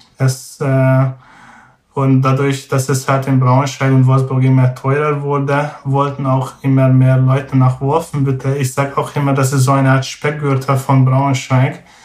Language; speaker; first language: German; non-native, fluent; Hungarian